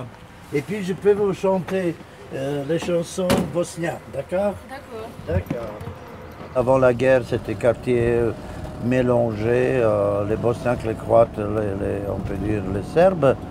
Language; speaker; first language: French; non-native, fluent; Serbian